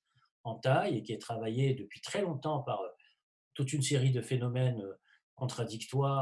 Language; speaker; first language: French; native; French